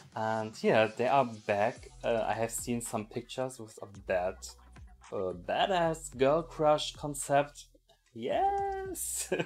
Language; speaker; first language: English; non-native, fluent; German